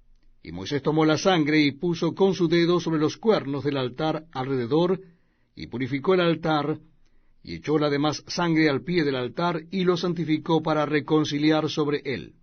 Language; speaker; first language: Spanish; native; Spanish